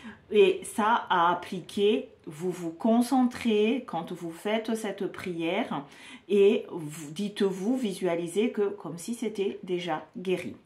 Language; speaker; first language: French; native; French